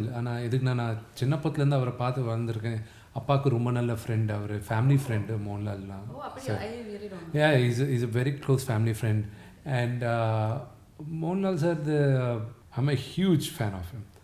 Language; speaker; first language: Tamil; non-native, local second language; Telugu